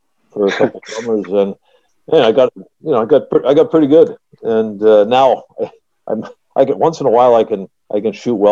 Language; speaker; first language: English; native; English